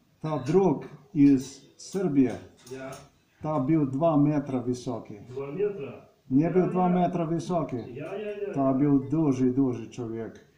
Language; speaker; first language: Russian; non-native, learner; Slovenian